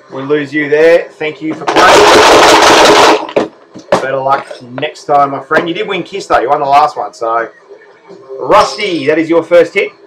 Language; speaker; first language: English; native; English